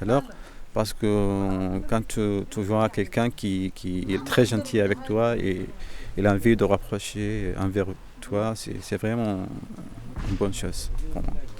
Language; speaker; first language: French; non-native, fluent; Arabic